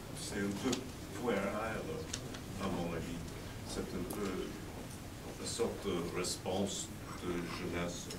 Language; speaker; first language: French; non-native, fluent; English